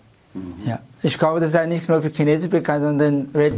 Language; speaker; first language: German; non-native, learner; Chinese